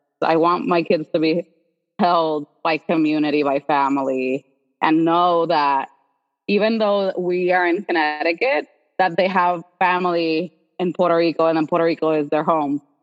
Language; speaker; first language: English; non-native, local second language; Spanish